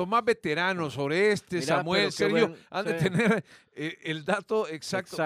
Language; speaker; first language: Spanish; native; Spanish